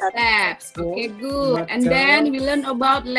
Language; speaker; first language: English; non-native, learner; Indonesian